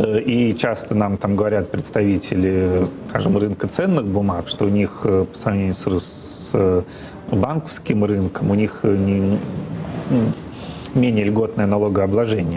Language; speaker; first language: Russian; native; Russian